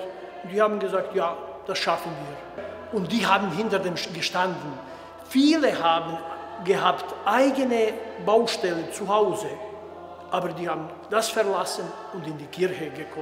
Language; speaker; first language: German; non-native, local second language; Croatian